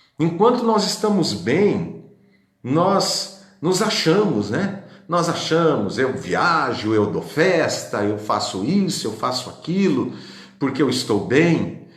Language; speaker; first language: Portuguese; native; Portuguese